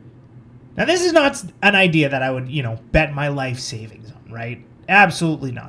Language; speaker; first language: English; native; English